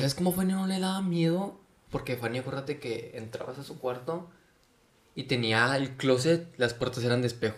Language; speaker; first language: Spanish; native; Spanish